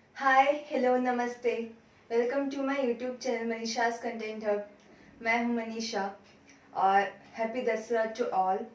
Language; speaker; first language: Hindi; non-native, local second language; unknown